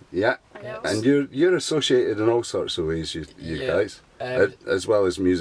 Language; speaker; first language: English; native; English